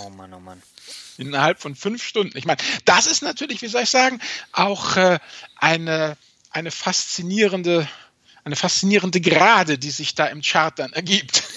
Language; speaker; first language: German; native; German